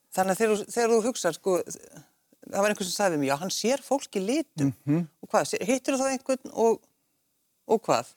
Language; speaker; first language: Icelandic; native; Icelandic